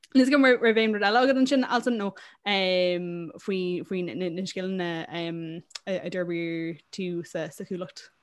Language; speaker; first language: Irish; non-native, local second language; English